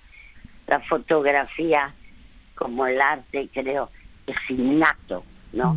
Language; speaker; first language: Spanish; early bilingual, other home language; French